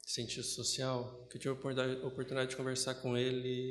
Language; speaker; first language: Portuguese; native; Portuguese